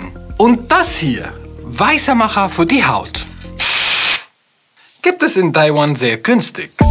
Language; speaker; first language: German; non-native, fluent; Arabic